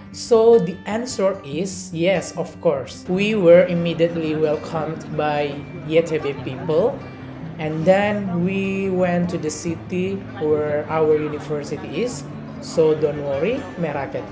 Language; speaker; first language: English; non-native, learner; Indonesian